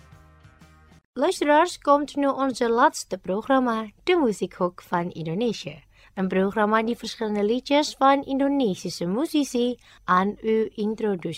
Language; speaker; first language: Dutch; non-native, learner; Indonesian